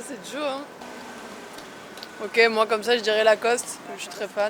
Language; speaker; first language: French; native; French